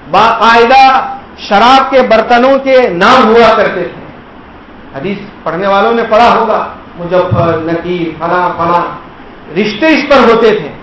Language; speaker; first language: Urdu; non-native, local second language; Gujarati